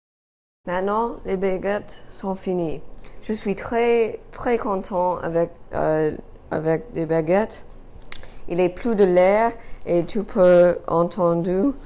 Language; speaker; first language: French; non-native, learner; English